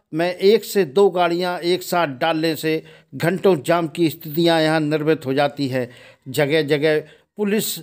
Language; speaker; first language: Hindi; native; Hindi